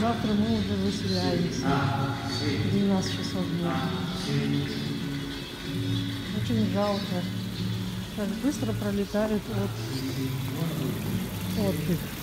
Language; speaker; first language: Russian; native; Russian